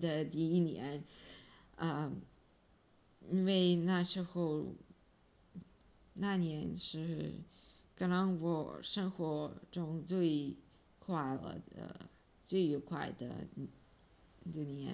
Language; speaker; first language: Chinese; non-native, fluent; Serbian